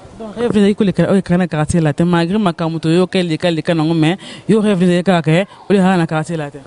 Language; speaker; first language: Lingala; native; Lingala